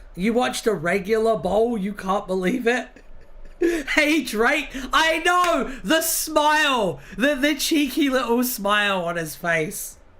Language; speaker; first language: English; native; English